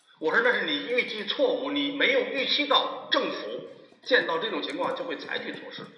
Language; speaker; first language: Chinese; native; Chinese